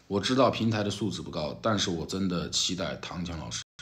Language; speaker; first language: Chinese; native; Chinese